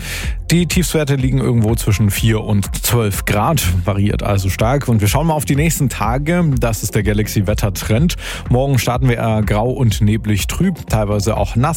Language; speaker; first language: German; native; German